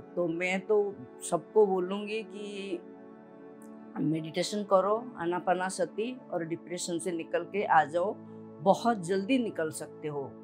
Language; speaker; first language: Hindi; non-native, local second language; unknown